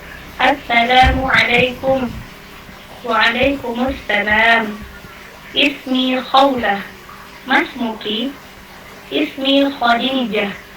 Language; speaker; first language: Arabic; non-native, learner; Indonesian